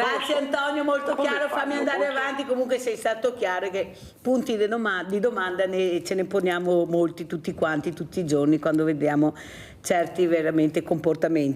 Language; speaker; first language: Italian; native; Italian